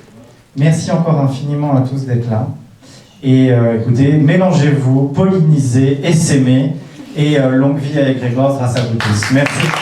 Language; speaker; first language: French; native; French